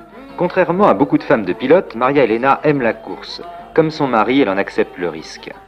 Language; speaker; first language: French; native; French